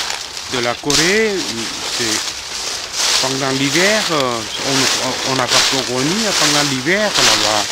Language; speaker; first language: French; non-native, fluent; Korean